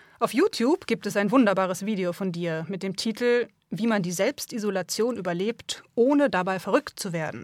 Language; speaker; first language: German; native; German